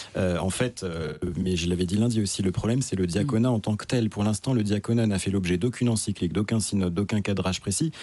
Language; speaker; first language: French; native; French